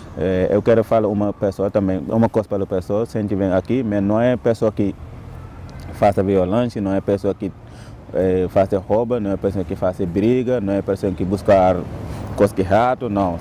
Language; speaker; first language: Portuguese; non-native, learner; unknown